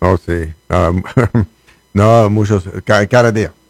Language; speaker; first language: Spanish; non-native, learner; English